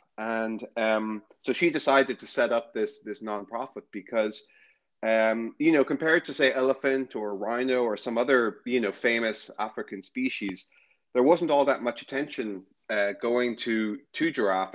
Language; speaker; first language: English; native; English